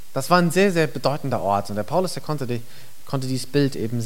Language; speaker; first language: German; native; German